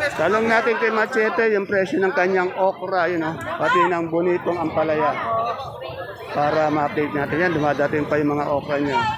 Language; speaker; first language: Filipino; native; Filipino